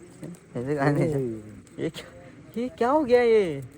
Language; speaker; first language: Hindi; non-native, local second language; Marathi